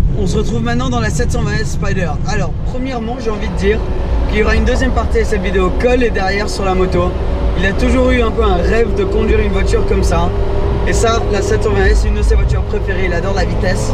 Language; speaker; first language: French; native; French